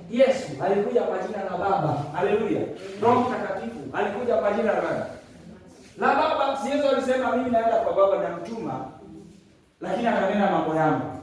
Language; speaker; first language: Swahili; non-native, local second language; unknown